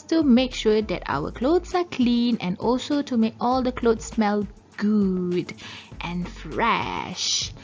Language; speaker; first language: English; non-native, local second language; Malay